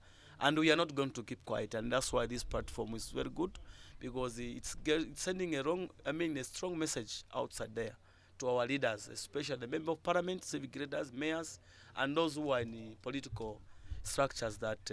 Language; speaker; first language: English; non-native, local second language; Bemba